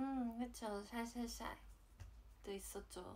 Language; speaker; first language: Korean; non-native, fluent; Chinese